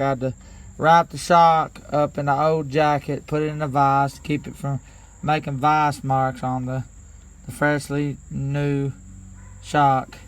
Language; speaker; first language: English; native; English